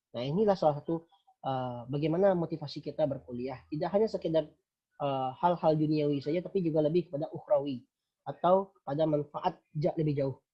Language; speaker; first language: Indonesian; non-native, local second language; Minangkabau